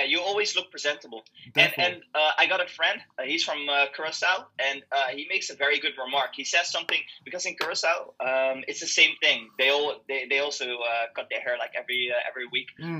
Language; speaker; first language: English; non-native, fluent; Dutch